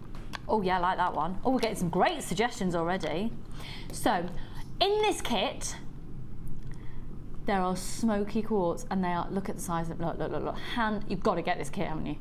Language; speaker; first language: English; native; English